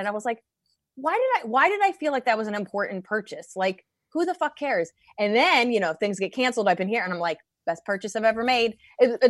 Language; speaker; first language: English; native; English